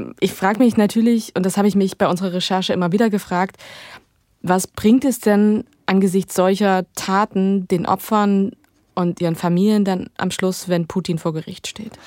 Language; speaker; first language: German; native; German